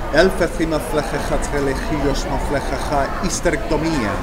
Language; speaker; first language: English; non-native, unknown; Spanish